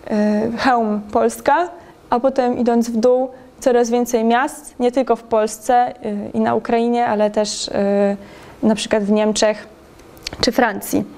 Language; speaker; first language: Polish; native; Polish